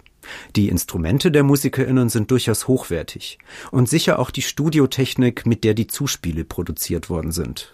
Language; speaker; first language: German; native; German